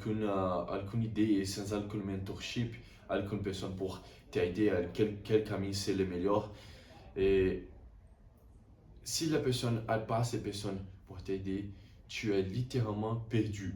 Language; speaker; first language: French; non-native, learner; Portuguese